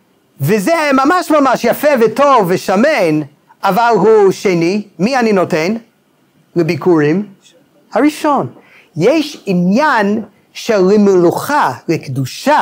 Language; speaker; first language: Hebrew; non-native, fluent; English